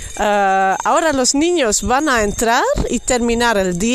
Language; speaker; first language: Spanish; non-native, fluent; Dutch